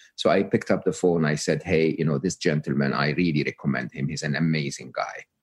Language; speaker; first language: English; non-native, fluent; Arabic